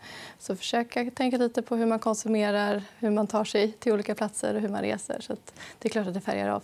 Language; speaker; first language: Swedish; native; Swedish